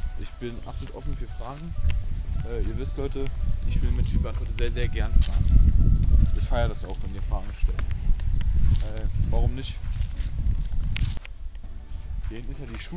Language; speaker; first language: German; native; German